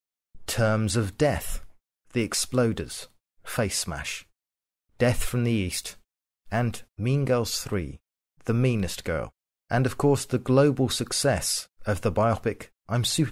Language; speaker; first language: English; native; English